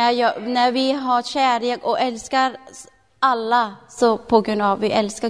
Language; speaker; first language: Swedish; non-native, learner; Thai